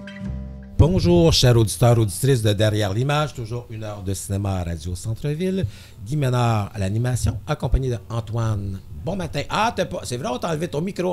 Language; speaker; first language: French; native; French